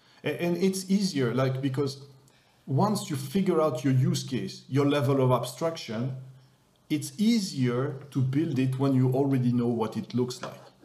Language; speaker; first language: English; non-native, fluent; French